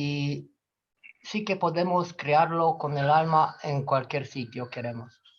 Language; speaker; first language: Spanish; non-native, fluent; Romanian